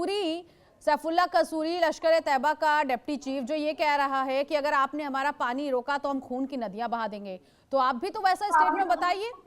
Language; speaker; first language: Hindi; native; Hindi